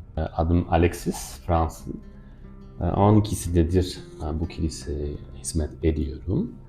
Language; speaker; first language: Turkish; non-native, fluent; French